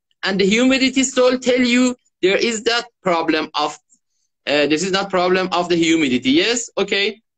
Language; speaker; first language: English; non-native, learner; Persian